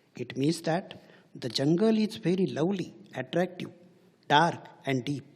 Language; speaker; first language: English; non-native, local second language; Marathi